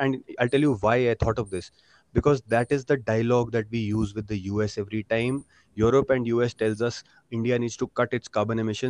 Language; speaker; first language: English; non-native, local second language; Punjabi